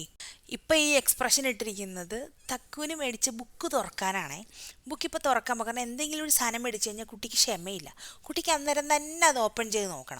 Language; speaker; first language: Malayalam; native; Malayalam